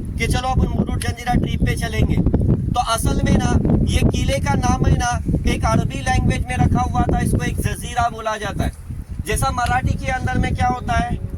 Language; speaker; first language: Hindi; non-native, local second language; Marathi